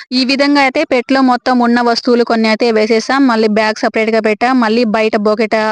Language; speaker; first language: Telugu; native; Telugu